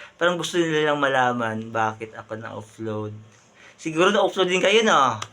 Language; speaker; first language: Filipino; non-native, local second language; Hiligaynon